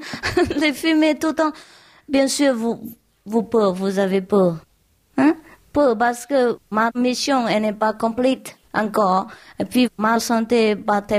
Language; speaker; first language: French; non-native, learner; Vietnamese